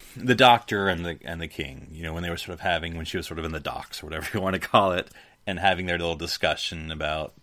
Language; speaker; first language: English; native; English